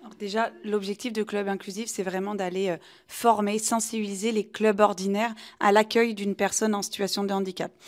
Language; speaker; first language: French; native; French